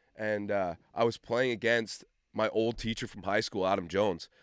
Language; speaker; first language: English; native; English